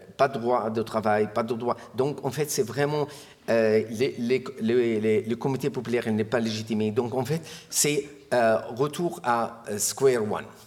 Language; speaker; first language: French; non-native, fluent; Arabic